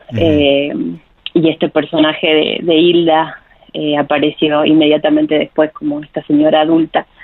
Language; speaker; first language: Spanish; native; Spanish